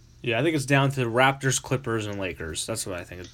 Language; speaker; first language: English; native; English